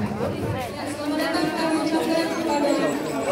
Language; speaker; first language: Indonesian; non-native, local second language; Nias